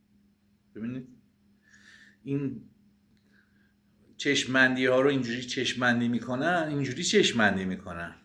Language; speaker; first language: Persian; native; Persian